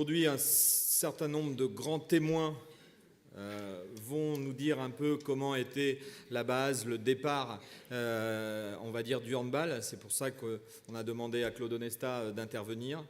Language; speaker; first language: French; native; French